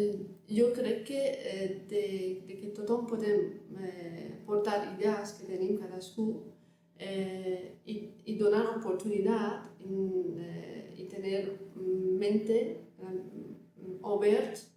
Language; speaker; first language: Catalan; non-native, learner; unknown